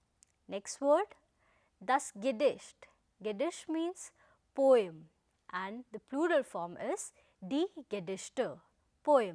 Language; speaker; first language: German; non-native, fluent; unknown